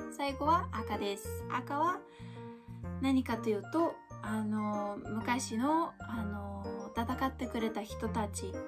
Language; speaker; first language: Japanese; non-native, fluent; Bulgarian